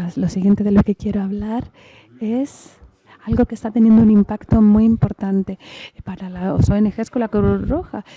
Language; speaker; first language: Spanish; non-native, fluent; English